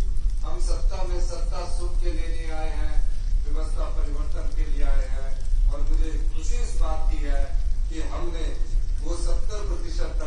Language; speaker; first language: Hindi; native; Hindi